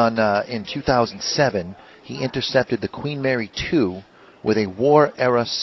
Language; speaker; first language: English; native; English